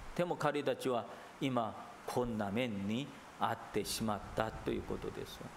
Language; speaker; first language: Japanese; non-native, fluent; Korean